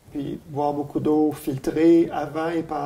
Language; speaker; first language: French; native; French